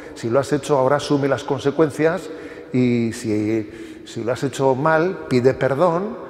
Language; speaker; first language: Spanish; native; Spanish